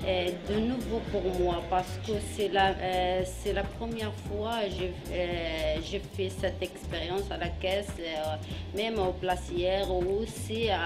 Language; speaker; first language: French; non-native, local second language; Arabic